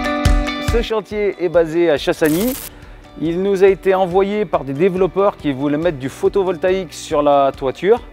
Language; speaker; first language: French; native; French